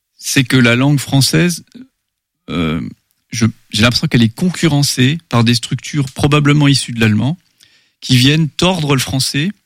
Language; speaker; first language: French; non-native, local second language; German